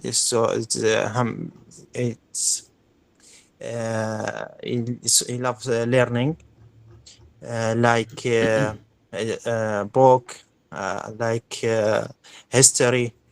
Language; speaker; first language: English; non-native, learner; Arabic